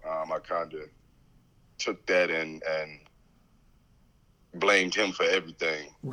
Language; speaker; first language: English; native; English